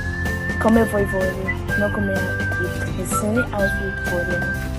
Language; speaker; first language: Italian; non-native, learner; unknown